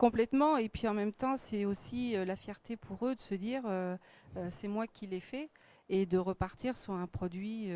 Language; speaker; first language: French; native; French